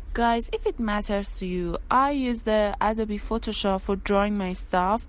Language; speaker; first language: English; non-native, learner; Persian